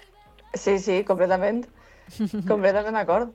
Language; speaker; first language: Catalan; non-native, local second language; Spanish